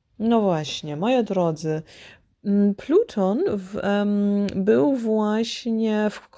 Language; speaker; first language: Polish; early bilingual, heritage; Polish